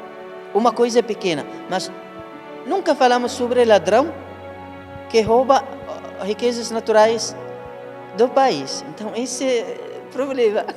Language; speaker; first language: Portuguese; non-native, learner; Arabic